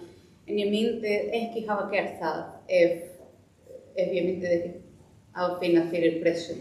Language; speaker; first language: Icelandic; non-native, fluent; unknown